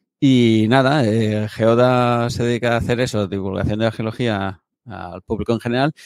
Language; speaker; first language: Spanish; native; Spanish